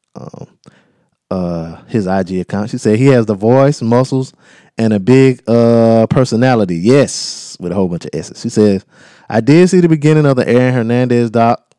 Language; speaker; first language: English; native; English